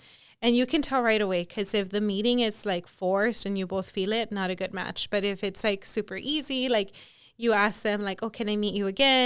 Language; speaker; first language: English; early bilingual, other home language; Spanish